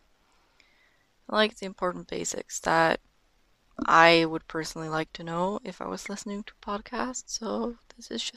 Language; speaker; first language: English; non-native, fluent; Norwegian